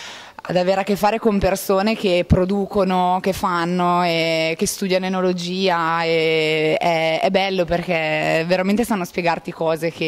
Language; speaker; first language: Italian; native; Italian